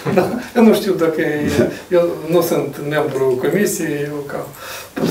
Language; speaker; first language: Romanian; non-native, local second language; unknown